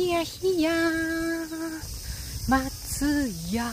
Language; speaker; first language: English; non-native, learner; Japanese